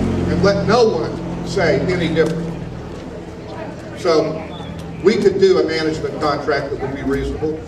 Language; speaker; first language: English; native; English